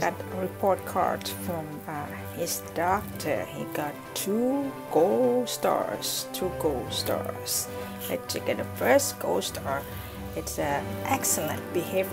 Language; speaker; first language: English; non-native, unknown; Thai